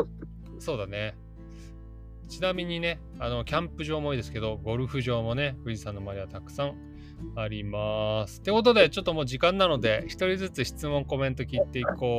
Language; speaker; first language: Japanese; native; Japanese